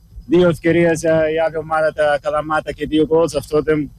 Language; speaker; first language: Greek; non-native, learner; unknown